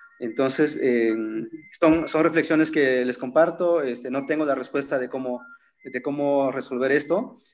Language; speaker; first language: Spanish; non-native, local second language; Zapotec